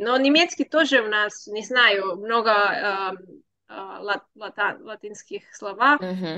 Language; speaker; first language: Russian; non-native, learner; Spanish